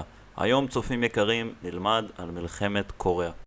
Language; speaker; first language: Hebrew; native; Hebrew